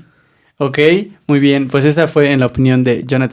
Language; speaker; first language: Spanish; native; Spanish